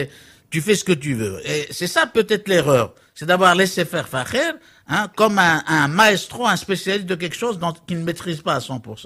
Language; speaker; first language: French; non-native, local second language; Arabic